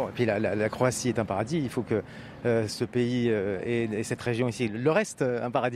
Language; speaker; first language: French; native; French